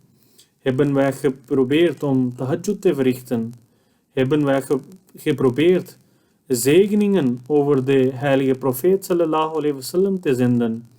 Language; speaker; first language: Dutch; non-native, fluent; Urdu